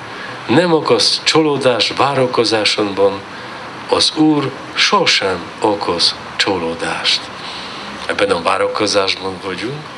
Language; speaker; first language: Hungarian; non-native, learner; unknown